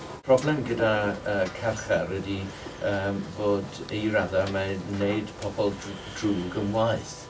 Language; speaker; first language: Welsh; non-native, local second language; English